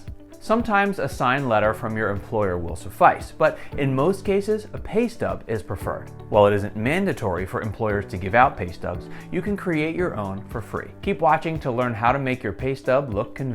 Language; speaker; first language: English; native; English